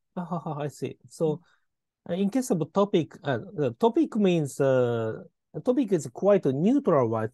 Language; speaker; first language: English; non-native, learner; Japanese